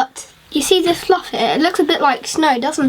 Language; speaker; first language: English; native; English